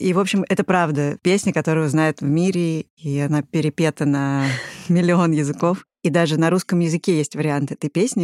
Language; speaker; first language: Russian; native; Russian